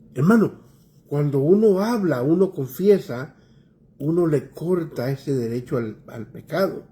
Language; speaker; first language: Spanish; native; Spanish